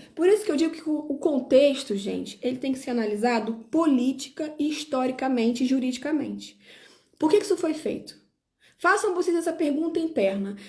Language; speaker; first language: Portuguese; native; Portuguese